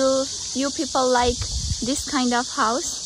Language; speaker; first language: English; non-native, local second language; Hindi